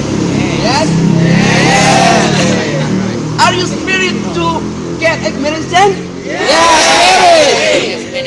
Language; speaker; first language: English; non-native, learner; Indonesian